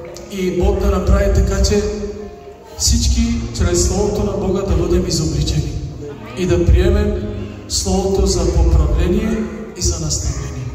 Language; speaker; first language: Bulgarian; non-native, local second language; Turkish